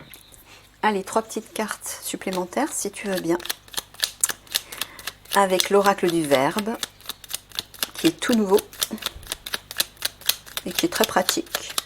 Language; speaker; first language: French; native; French